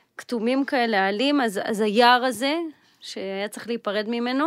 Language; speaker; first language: Hebrew; early bilingual, other home language; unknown